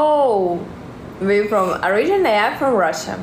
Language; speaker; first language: English; non-native, learner; Russian